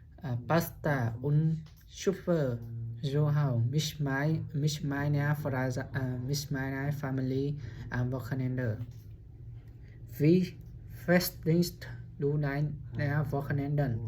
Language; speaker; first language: German; non-native, learner; Vietnamese